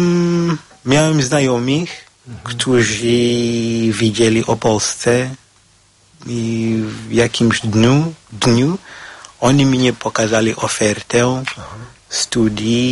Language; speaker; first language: Polish; non-native, learner; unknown